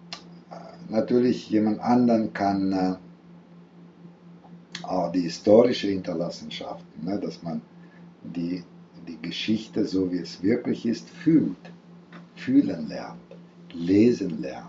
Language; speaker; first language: German; non-native, fluent; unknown